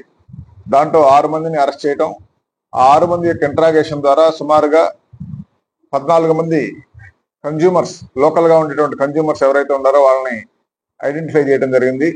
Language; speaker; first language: Telugu; native; Telugu